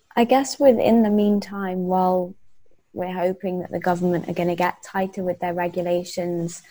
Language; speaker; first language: English; native; English